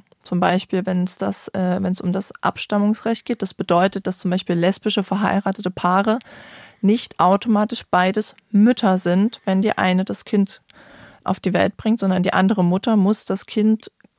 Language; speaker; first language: German; native; German